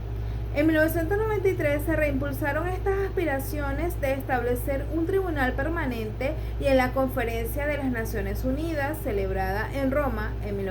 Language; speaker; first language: Spanish; native; Spanish